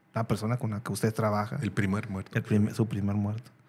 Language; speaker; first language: Spanish; native; Spanish